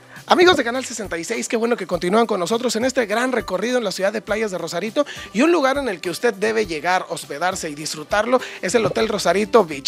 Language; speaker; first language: Spanish; native; Spanish